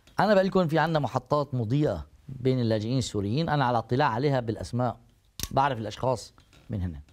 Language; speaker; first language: Arabic; native; Arabic